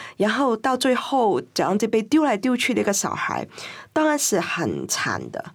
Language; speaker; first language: Chinese; non-native, fluent; Cantonese